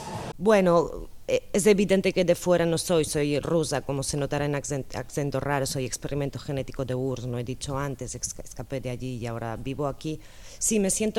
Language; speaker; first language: Spanish; non-native, fluent; Russian